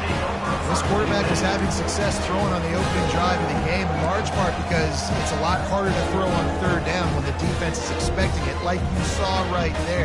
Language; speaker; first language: English; native; English